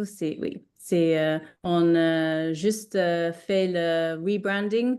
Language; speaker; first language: French; non-native, learner; English